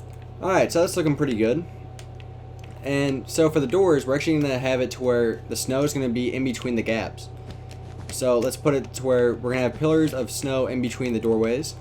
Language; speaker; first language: English; native; English